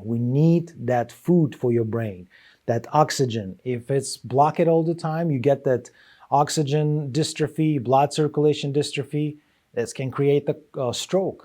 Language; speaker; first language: English; non-native, fluent; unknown